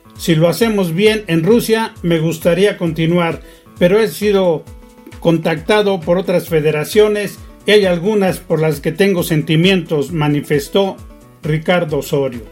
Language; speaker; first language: Spanish; native; Spanish